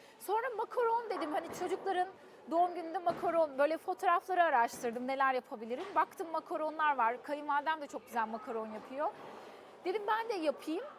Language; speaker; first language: Turkish; early bilingual, heritage; Turkish